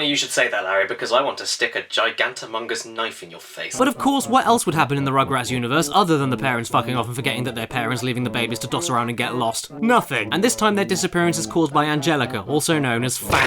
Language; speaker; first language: English; native; English